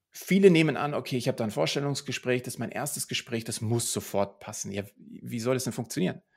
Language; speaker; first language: German; native; German